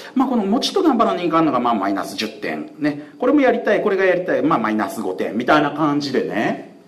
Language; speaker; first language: Japanese; native; Japanese